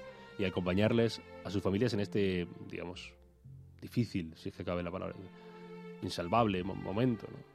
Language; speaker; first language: Spanish; native; Spanish